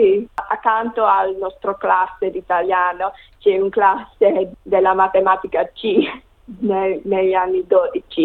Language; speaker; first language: Italian; non-native, learner; English